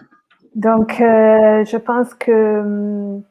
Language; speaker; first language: French; non-native, fluent; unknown